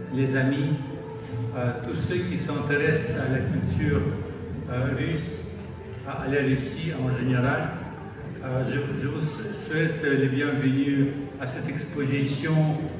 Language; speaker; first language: French; non-native, fluent; Russian